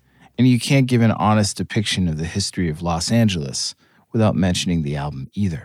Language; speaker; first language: English; native; English